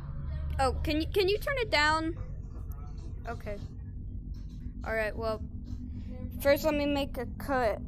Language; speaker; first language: English; native; English